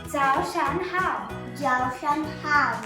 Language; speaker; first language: Chinese; non-native, learner; English